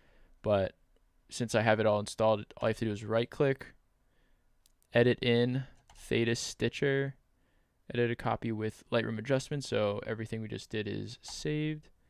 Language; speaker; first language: English; native; English